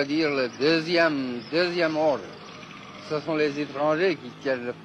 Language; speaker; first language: French; non-native, fluent; Chinese